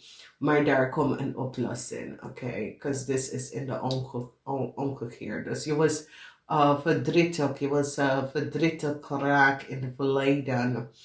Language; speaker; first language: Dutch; non-native, learner; English